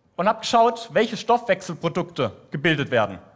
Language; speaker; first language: German; native; German